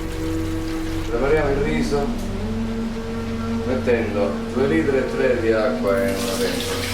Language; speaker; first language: Italian; native; Italian